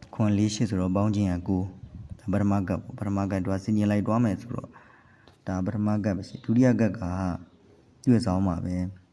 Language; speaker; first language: Burmese; native; Burmese